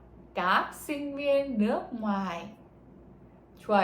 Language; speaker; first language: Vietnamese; non-native, fluent; Korean